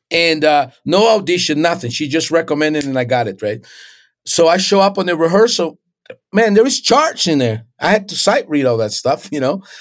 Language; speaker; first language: English; non-native, fluent; Portuguese